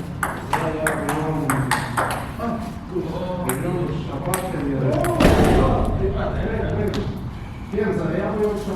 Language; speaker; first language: Hebrew; non-native, learner; Russian